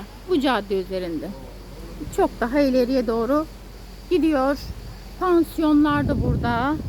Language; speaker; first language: Turkish; native; Turkish